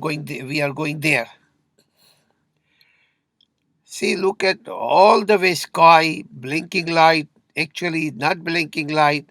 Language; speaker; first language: English; non-native, learner; Urdu